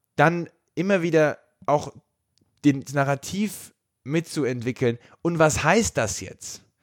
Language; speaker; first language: German; native; German